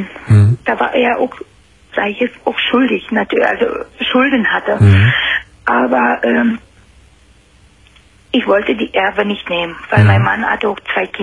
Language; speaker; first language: German; non-native, fluent; Romanian